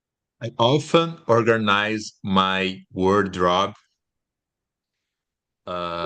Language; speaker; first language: English; non-native, learner; Portuguese